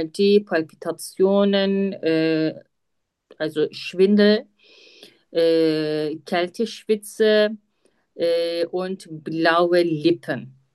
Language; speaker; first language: German; non-native, fluent; Turkish